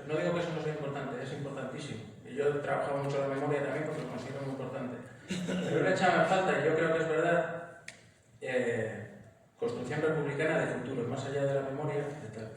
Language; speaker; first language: Spanish; native; Spanish